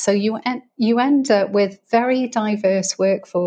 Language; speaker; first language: English; native; English